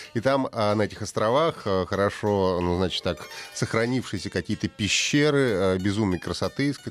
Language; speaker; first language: Russian; native; Russian